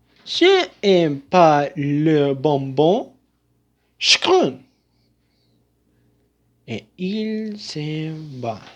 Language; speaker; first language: French; non-native, learner; Spanish